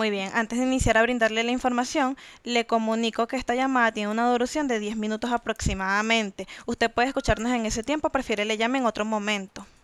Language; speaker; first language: Spanish; native; Spanish